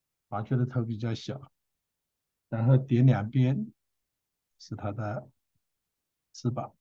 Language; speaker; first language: Chinese; native; Chinese